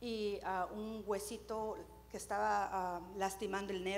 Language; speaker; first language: Spanish; early bilingual, heritage; Spanish